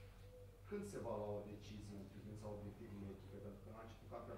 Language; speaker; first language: Romanian; native; Romanian